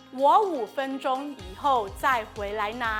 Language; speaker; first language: Chinese; non-native, fluent; Thai